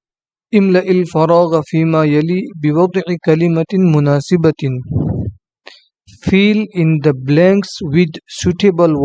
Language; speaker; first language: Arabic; non-native, fluent; Urdu